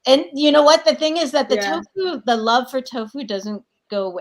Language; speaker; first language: English; native; English